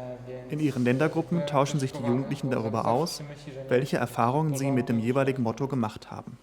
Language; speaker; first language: German; native; German